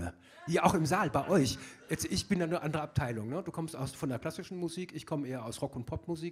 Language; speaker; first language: German; native; German